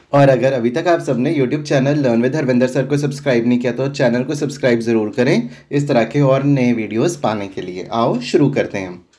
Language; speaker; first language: Hindi; non-native, local second language; Punjabi